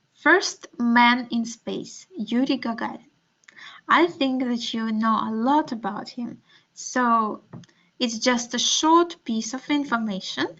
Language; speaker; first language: English; non-native, fluent; Russian